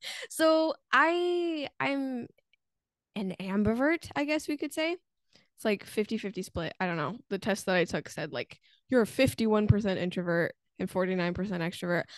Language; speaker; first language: English; native; English